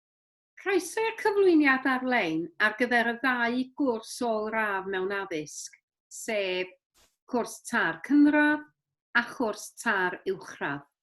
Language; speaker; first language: Welsh; native; Welsh